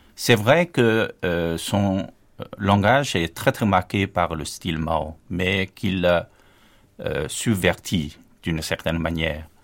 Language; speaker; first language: French; non-native, fluent; Chinese